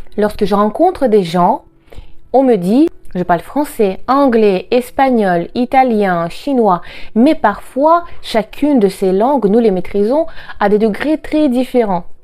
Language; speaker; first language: French; non-native, fluent; Russian